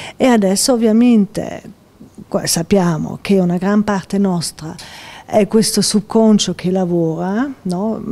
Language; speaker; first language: Italian; non-native, local second language; German